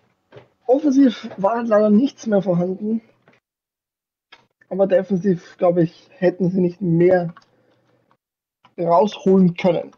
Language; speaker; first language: German; native; German